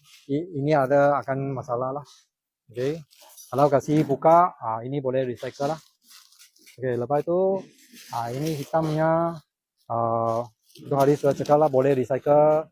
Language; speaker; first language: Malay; non-native, local second language; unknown